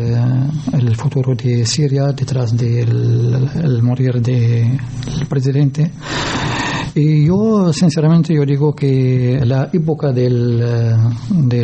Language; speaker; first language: Spanish; non-native, learner; Arabic